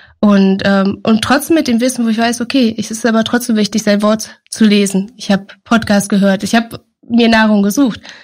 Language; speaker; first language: German; native; German